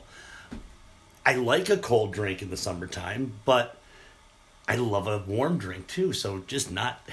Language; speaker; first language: English; native; English